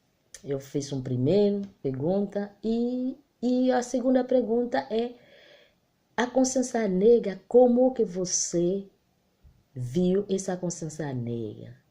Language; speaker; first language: Portuguese; non-native, learner; Haitian Creole